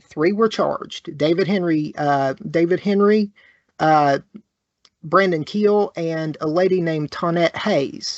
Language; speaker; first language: English; native; English